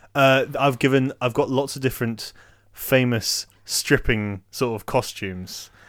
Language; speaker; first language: English; native; English